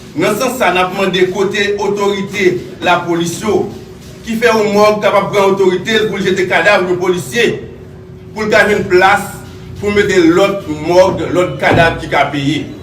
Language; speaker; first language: Haitian Creole; native; Haitian Creole